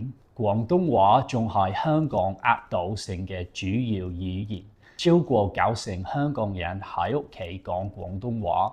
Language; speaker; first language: Cantonese; non-native, fluent; English